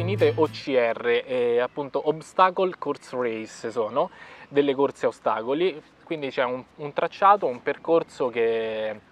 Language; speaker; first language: Italian; native; Italian